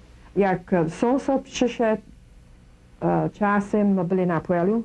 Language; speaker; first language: Polish; early bilingual, heritage; Kashubian